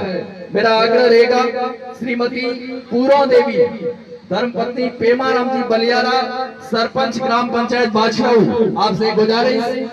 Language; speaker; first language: Hindi; native; Hindi